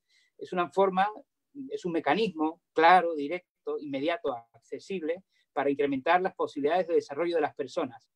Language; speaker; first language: Spanish; native; Spanish